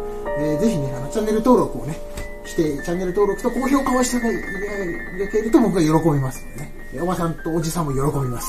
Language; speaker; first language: Japanese; native; Japanese